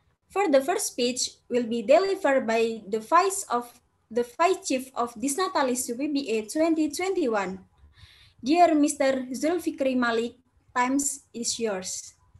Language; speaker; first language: English; non-native, learner; Indonesian